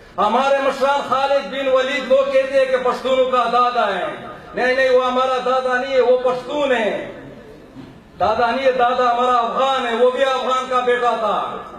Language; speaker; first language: Urdu; non-native, local second language; Pashto